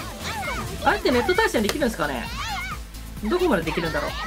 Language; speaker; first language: Japanese; native; Japanese